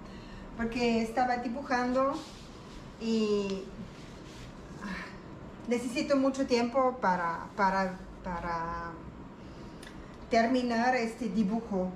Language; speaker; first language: Spanish; non-native, learner; German